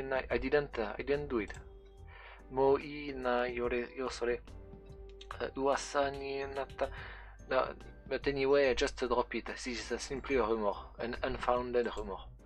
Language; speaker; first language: English; non-native, fluent; French